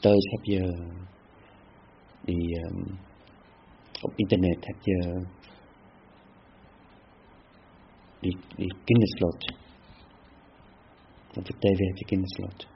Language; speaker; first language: Dutch; non-native, fluent; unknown